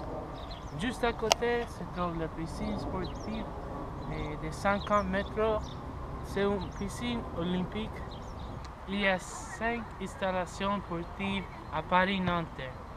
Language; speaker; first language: French; non-native, learner; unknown